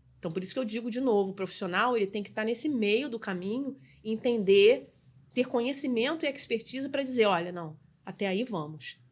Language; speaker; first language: Portuguese; native; Portuguese